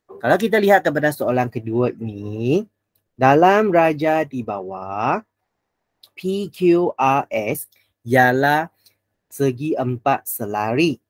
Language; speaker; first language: Malay; non-native, local second language; Chinese